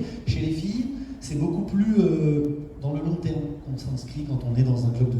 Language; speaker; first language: French; native; French